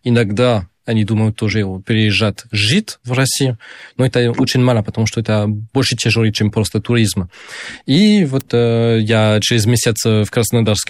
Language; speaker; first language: Russian; non-native, fluent; French